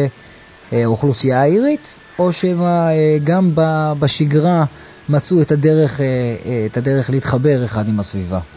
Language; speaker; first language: Hebrew; native; Hebrew